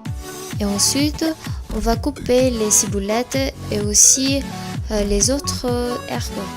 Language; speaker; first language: French; non-native, learner; Vietnamese